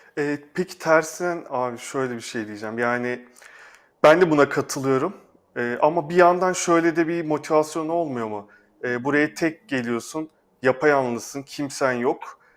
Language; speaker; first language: Turkish; native; Turkish